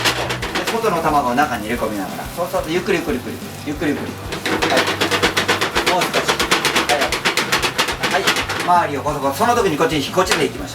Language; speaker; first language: Japanese; native; Japanese